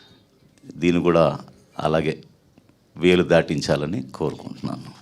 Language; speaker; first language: Telugu; native; Telugu